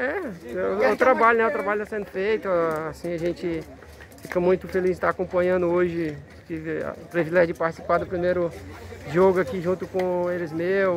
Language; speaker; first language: Portuguese; native; Portuguese